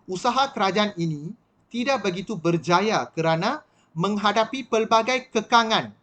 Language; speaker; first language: Malay; non-native, local second language; Tamil